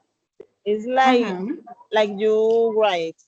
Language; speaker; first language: English; non-native, learner; Spanish